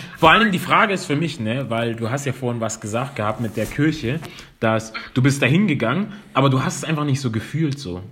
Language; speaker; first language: German; non-native, fluent; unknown